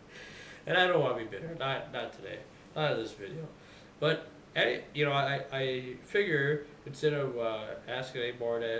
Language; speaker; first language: English; native; English